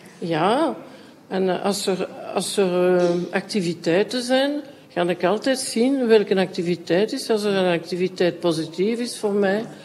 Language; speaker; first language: Dutch; non-native, local second language; French